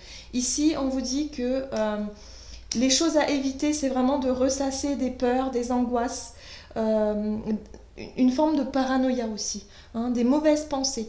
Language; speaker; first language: French; native; French